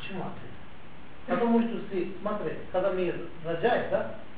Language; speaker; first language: Russian; non-native, learner; Tibetan